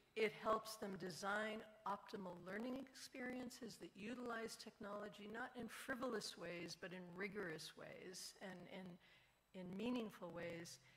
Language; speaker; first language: English; native; English